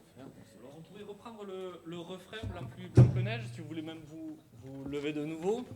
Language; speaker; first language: French; native; French